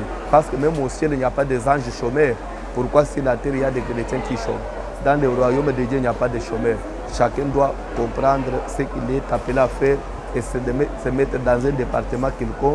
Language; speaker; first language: French; non-native, local second language; Lingala